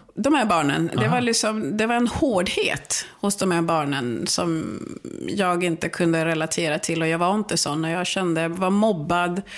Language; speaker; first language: Swedish; early bilingual, other home language; Swahili